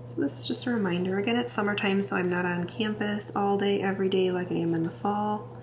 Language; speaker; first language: English; native; English